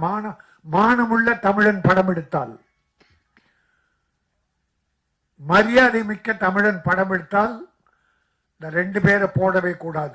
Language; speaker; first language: Tamil; native; Tamil